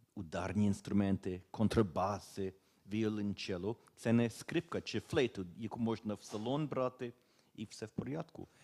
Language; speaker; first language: Ukrainian; early bilingual, heritage; Ukrainian